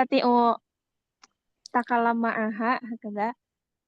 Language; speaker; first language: Arabic; non-native, learner; Indonesian